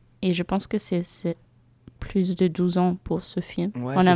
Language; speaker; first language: French; non-native, fluent; German